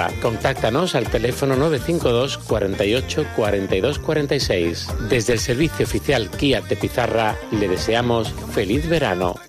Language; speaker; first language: Spanish; native; Spanish